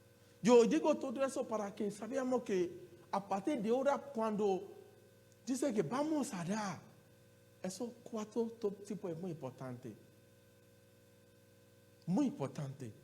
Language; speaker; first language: Spanish; non-native, learner; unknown